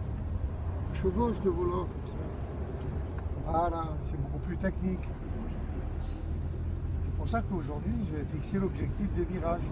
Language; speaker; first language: French; native; French